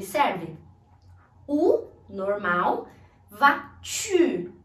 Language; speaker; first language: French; non-native, fluent; Portuguese